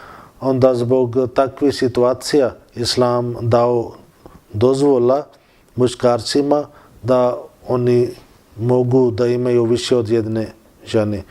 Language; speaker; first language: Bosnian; non-native, learner; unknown